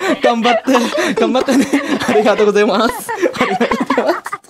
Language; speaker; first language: Japanese; non-native, learner; Indonesian